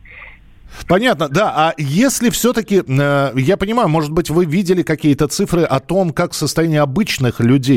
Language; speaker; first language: Russian; native; Russian